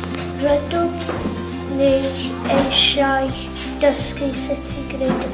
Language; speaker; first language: Welsh; non-native, local second language; English